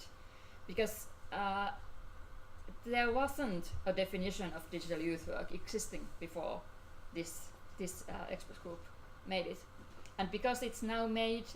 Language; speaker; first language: English; non-native, fluent; Finnish